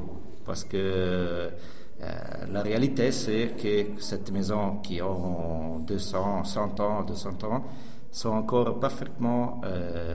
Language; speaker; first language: French; non-native, local second language; Italian